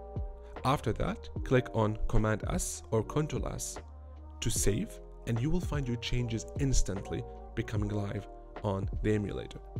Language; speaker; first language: English; non-native, fluent; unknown